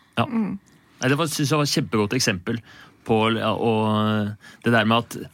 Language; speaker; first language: Norwegian; native; Norwegian